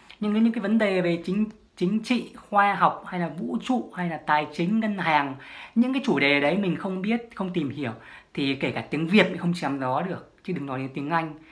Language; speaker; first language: Vietnamese; native; Vietnamese